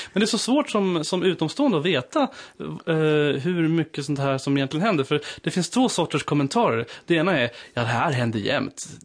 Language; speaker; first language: Swedish; native; Swedish